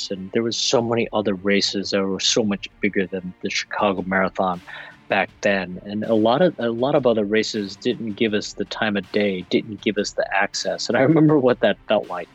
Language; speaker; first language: English; native; English